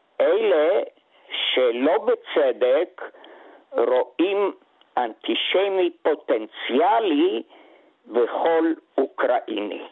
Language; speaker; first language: Hebrew; non-native, fluent; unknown